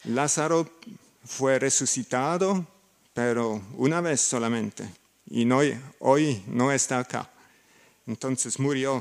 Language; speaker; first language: Spanish; non-native, learner; German